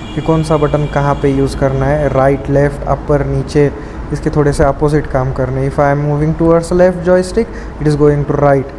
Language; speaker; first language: Hindi; non-native, local second language; Marathi